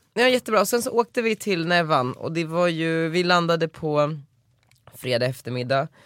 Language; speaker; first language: Swedish; native; Swedish